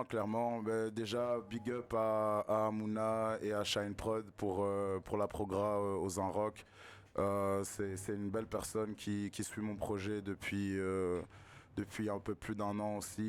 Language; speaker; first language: French; native; French